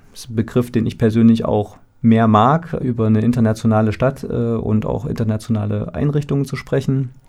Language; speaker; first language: German; native; German